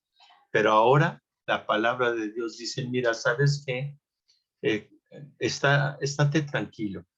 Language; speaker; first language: Spanish; native; Spanish